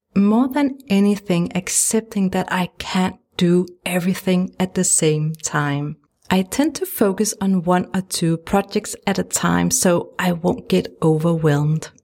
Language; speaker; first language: English; non-native, fluent; Danish